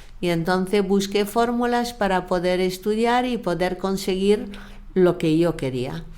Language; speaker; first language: Spanish; non-native, fluent; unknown